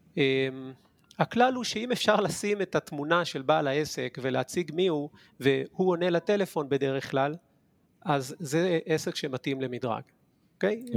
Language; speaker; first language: Hebrew; native; Hebrew